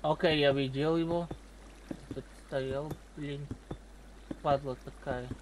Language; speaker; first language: Russian; non-native, learner; Latvian